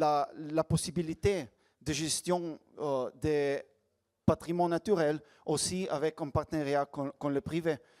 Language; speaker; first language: French; non-native, learner; Slovenian